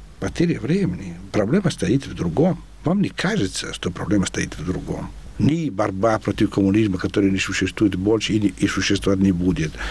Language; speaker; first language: Russian; non-native, fluent; Italian